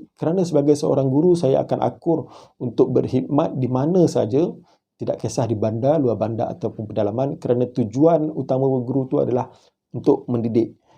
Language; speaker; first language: Malay; native; Malay